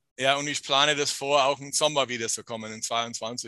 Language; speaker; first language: German; non-native, fluent; English